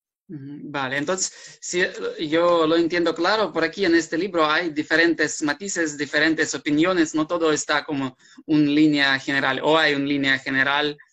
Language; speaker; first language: Spanish; non-native, fluent; Ukrainian